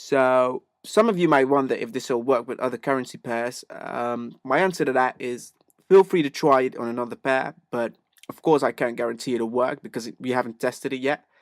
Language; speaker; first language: English; native; English